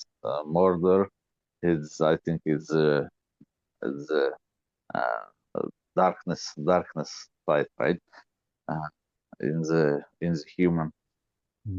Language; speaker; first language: English; non-native, learner; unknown